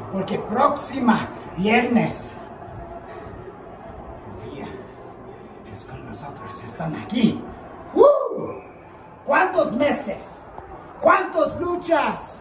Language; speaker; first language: Spanish; early bilingual, heritage; English